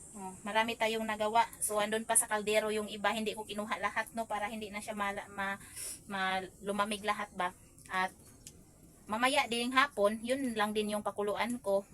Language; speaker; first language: Filipino; non-native, local second language; Cebuano